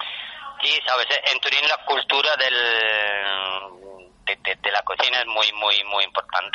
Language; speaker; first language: Spanish; non-native, fluent; Italian